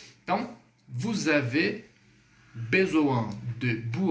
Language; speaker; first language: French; non-native, fluent; Portuguese